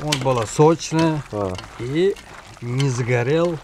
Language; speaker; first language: Russian; non-native, local second language; Uyghur